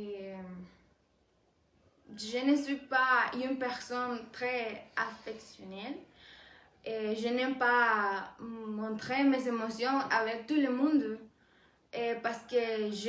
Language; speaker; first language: French; non-native, learner; Spanish